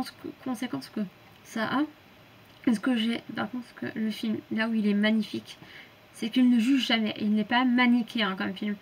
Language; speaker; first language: French; native; French